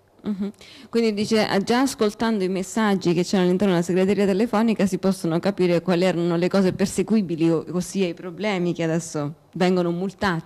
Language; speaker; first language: Italian; native; Italian